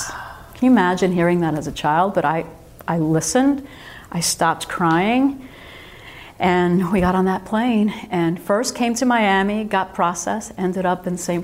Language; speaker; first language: English; early bilingual, other home language; Spanish